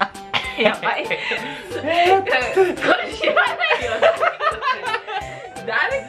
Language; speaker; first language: Japanese; non-native, fluent; Filipino